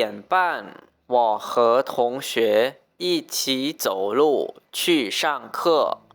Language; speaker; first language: Chinese; non-native, learner; Lao